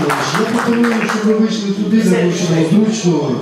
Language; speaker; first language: Ukrainian; native; Ukrainian